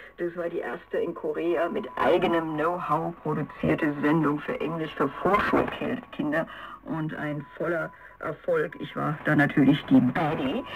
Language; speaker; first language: German; native; German